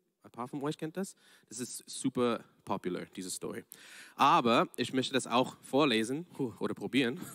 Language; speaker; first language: German; non-native, fluent; English